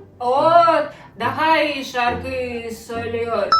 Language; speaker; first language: Turkish; non-native, learner; Russian